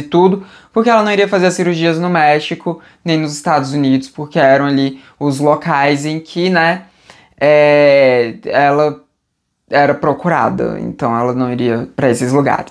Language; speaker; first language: Portuguese; native; Portuguese